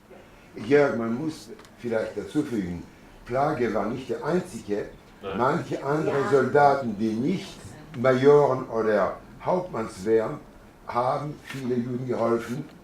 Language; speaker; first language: German; non-native, fluent; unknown